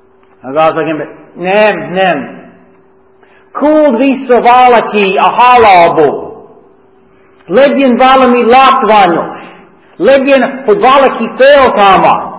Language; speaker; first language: Hungarian; non-native, fluent; English